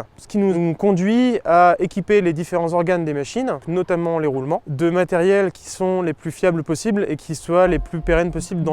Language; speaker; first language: French; native; French